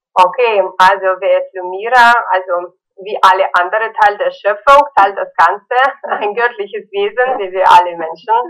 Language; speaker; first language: German; non-native, fluent; Russian